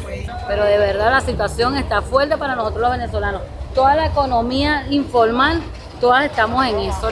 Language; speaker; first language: Spanish; native; Spanish